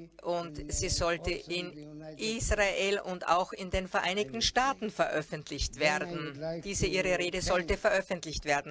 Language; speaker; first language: German; non-native, fluent; Hebrew